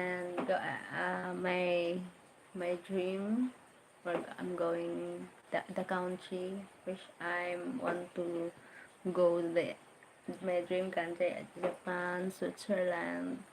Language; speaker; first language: English; non-native, learner; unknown